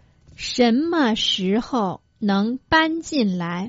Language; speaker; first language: Chinese; non-native, learner; Croatian